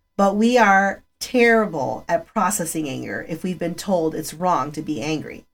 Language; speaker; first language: English; early bilingual, other home language; Spanish